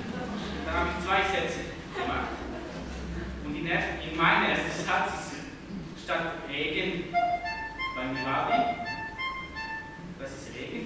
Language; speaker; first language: German; non-native, fluent; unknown